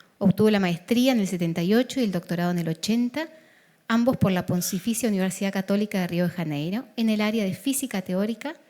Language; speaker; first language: Spanish; native; Spanish